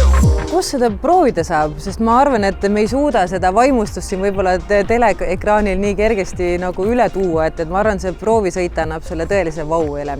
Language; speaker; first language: Estonian; native; Estonian